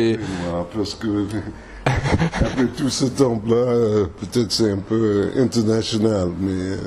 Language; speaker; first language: French; non-native, fluent; English